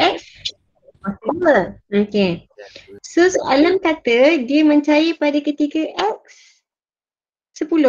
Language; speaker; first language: Malay; native; Malay